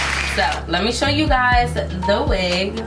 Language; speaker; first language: English; native; English